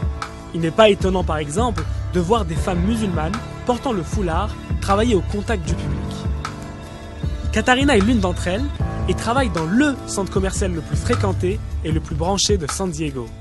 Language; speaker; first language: French; native; French